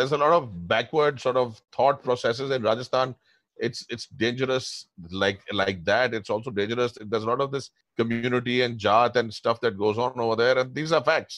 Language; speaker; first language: English; non-native, local second language; Hindi